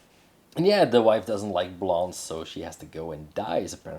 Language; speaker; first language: English; non-native, fluent; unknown